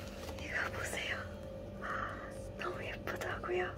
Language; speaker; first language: Korean; non-native, learner; Kazakh